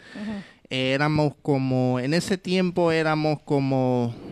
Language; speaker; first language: Spanish; early bilingual, heritage; English